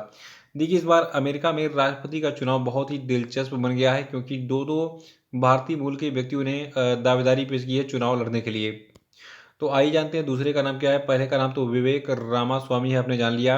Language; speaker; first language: Hindi; native; Hindi